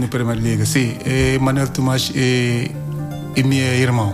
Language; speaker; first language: Portuguese; non-native, learner; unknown